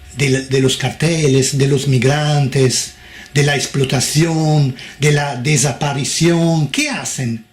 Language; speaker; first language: Spanish; non-native, fluent; Italian